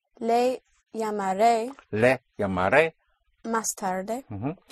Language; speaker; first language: Spanish; non-native, learner; English